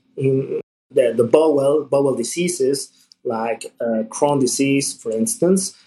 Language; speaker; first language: English; non-native, fluent; Spanish